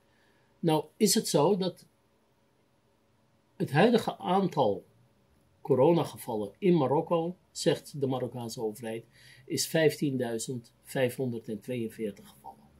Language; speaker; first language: Dutch; native; Dutch